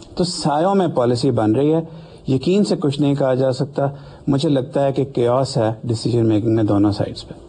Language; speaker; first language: Urdu; native; Urdu